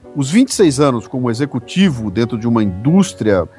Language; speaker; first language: Portuguese; native; Portuguese